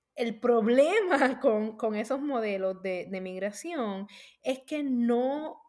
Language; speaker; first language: Spanish; native; Spanish